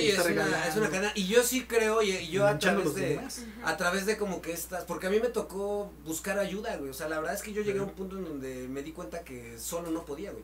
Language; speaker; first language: Spanish; native; Spanish